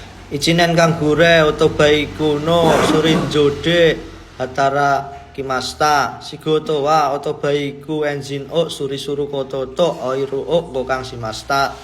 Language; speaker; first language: Japanese; non-native, learner; Indonesian